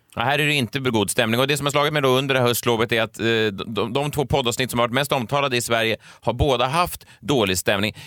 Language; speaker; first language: Swedish; native; Swedish